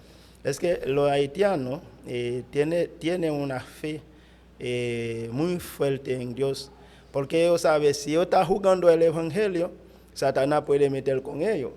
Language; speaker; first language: Spanish; non-native, fluent; Haitian Creole